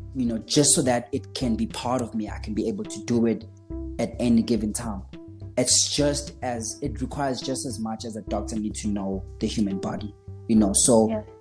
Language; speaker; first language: English; non-native, local second language; Zulu